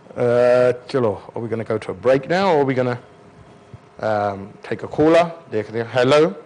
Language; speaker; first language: English; early bilingual, other home language; Punjabi